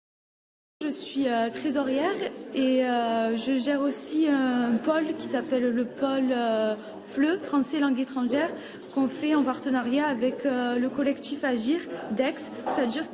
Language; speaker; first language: French; native; French